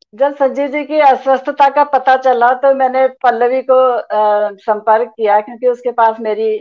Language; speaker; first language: Hindi; native; Hindi